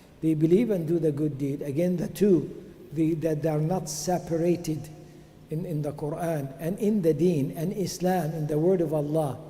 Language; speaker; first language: English; non-native, fluent; Arabic